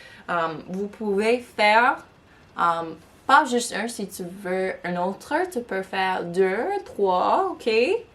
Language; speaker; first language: French; non-native, local second language; English